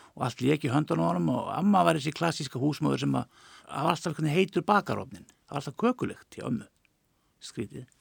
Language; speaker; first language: Icelandic; native; Icelandic